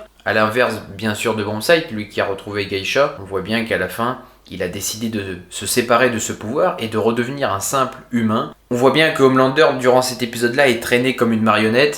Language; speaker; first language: French; native; French